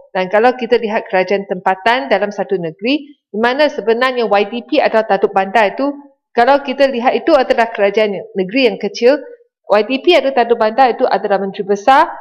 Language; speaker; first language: Malay; non-native, local second language; Chinese